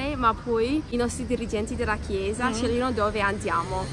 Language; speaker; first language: Italian; non-native, learner; English